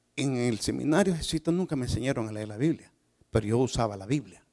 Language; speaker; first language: Spanish; native; Spanish